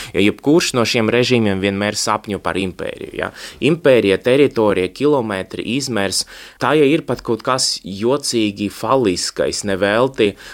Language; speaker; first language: Latvian; non-native, local second language; Russian